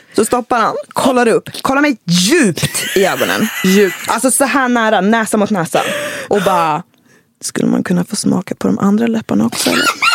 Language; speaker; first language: Swedish; native; Swedish